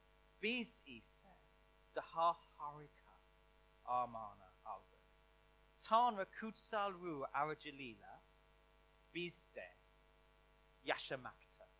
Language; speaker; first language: Turkish; non-native, learner; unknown